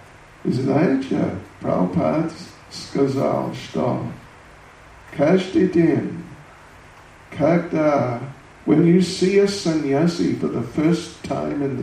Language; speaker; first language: Russian; non-native, learner; English